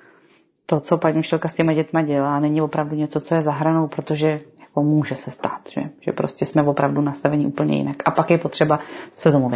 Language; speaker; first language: Czech; native; Czech